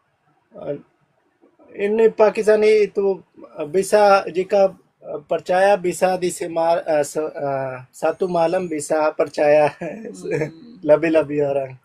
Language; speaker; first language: Indonesian; non-native, learner; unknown